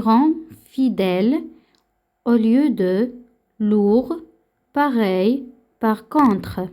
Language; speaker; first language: French; non-native, local second language; Arabic